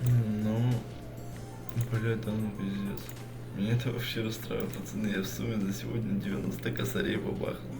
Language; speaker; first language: Russian; native; Russian